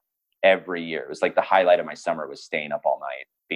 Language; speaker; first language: English; native; English